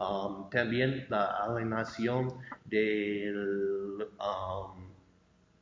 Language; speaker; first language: Spanish; non-native, fluent; English